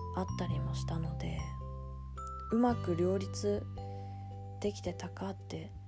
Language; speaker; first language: Japanese; early bilingual, other home language; English